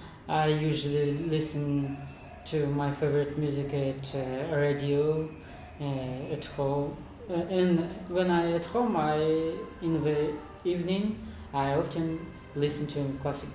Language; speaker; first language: English; non-native, learner; Kazakh